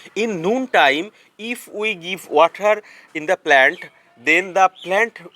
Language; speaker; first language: English; non-native, local second language; Bangla